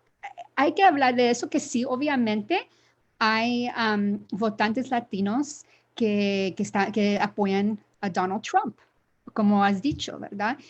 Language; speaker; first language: Spanish; early bilingual, other home language; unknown